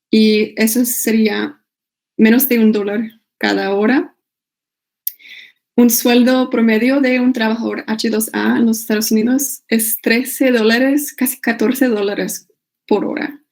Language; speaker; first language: Spanish; non-native, fluent; English